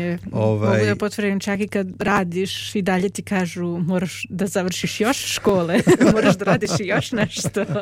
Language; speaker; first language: Serbian; native; Serbian